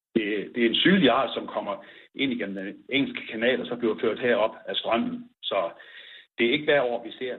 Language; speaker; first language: Danish; native; Danish